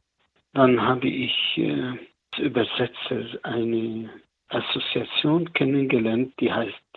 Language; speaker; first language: German; non-native, learner; Arabic